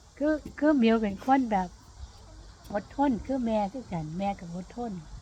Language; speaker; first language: Thai; native; Thai